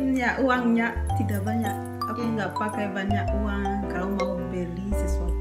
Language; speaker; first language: Indonesian; non-native, learner; Kinyarwanda